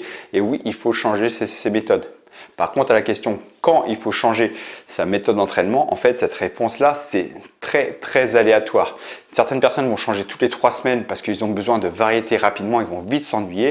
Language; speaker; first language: French; native; French